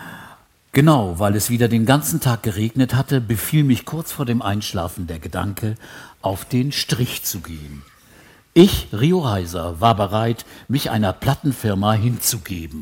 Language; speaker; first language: German; native; German